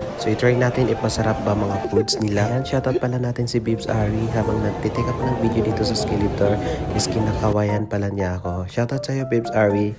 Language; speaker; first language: Filipino; non-native, local second language; Maranao